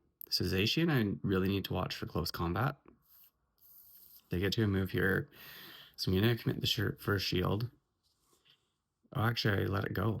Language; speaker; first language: English; native; English